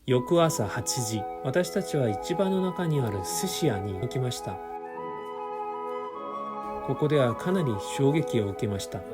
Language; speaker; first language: Japanese; non-native, learner; Korean